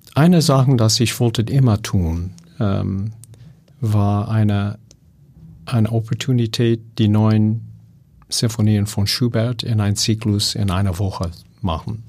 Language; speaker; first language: German; non-native, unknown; English